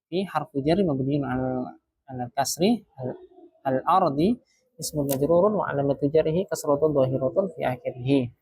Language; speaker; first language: Arabic; non-native, fluent; Indonesian